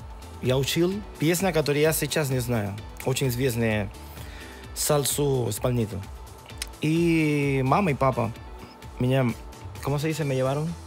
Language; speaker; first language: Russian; non-native, learner; Spanish